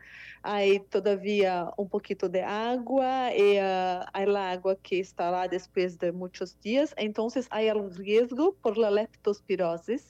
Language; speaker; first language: Spanish; non-native, fluent; Portuguese